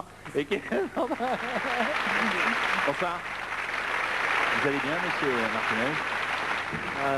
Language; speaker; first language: French; native; French